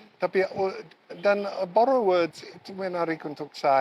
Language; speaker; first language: Indonesian; non-native, learner; English